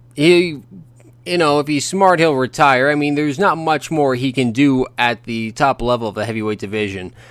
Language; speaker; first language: English; native; English